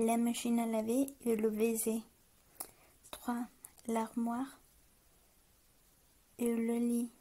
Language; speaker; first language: French; non-native, learner; Spanish